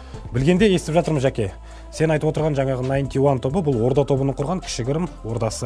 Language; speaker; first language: Kazakh; native; Kazakh